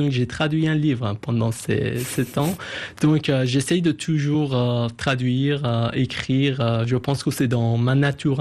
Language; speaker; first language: French; non-native, fluent; Persian